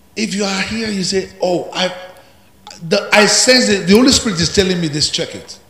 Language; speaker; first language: English; non-native, local second language; Yoruba